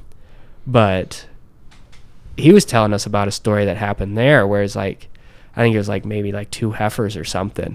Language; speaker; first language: English; native; English